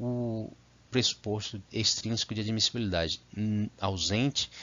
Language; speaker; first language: Portuguese; native; Portuguese